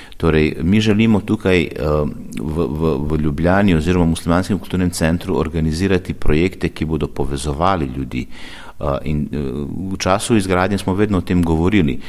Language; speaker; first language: Slovenian; non-native, local second language; Bosnian